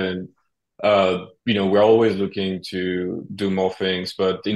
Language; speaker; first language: English; non-native, fluent; French